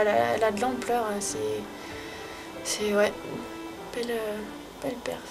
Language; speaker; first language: French; native; French